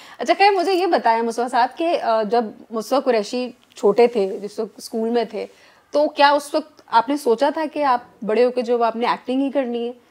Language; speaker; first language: Urdu; native; Urdu